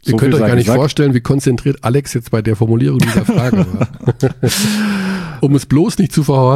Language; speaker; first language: German; native; German